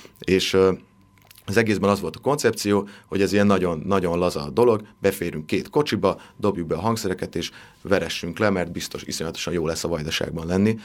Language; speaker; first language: Hungarian; native; Hungarian